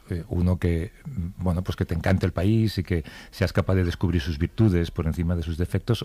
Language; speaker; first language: Spanish; native; Spanish